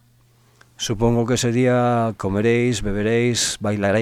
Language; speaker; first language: Spanish; native; Spanish